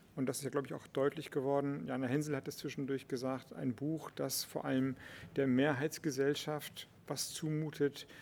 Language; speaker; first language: German; native; German